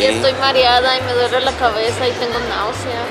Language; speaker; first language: Spanish; native; Spanish